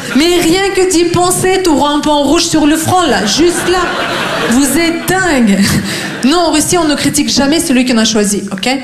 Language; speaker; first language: French; non-native, fluent; Russian